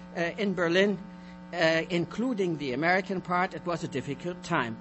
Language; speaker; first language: English; non-native, fluent; German